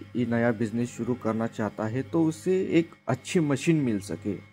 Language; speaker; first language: Hindi; non-native, local second language; Marathi